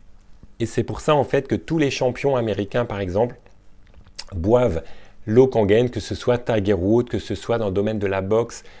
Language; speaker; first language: French; native; French